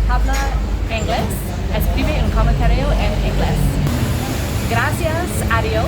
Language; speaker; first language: Spanish; non-native, learner; English